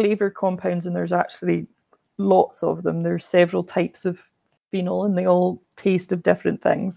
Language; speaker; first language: English; native; English